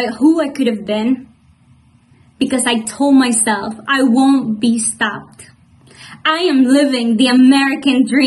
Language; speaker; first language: English; non-native, fluent; Spanish